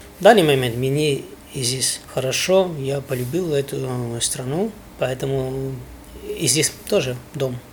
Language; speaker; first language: Russian; non-native, fluent; Spanish